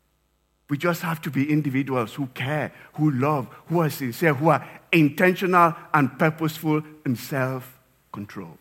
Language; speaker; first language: English; non-native, local second language; Yoruba